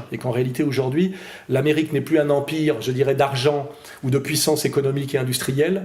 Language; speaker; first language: French; native; French